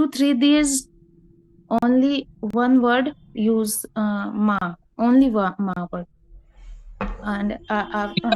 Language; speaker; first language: English; non-native, learner; Hindi